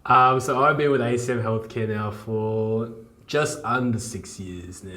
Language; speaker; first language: English; native; English